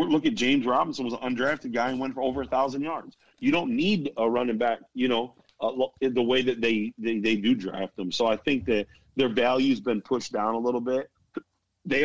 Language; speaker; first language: English; native; English